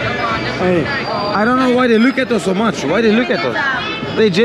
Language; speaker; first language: English; non-native, learner; Portuguese